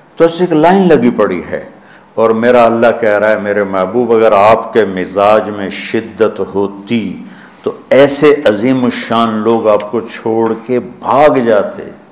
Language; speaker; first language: Urdu; non-native, local second language; Punjabi